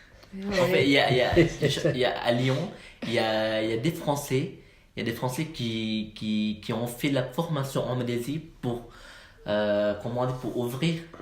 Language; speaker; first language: French; non-native, learner; Malay